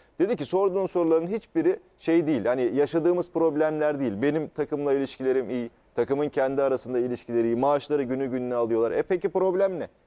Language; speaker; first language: Turkish; native; Turkish